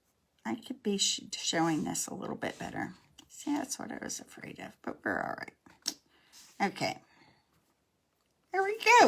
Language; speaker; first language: English; native; English